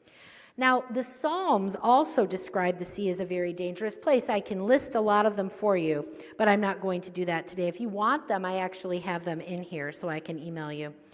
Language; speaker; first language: English; native; English